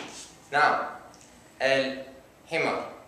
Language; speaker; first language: Arabic; non-native, learner; English